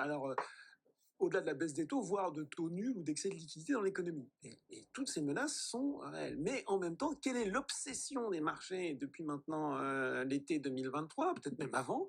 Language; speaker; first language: French; native; French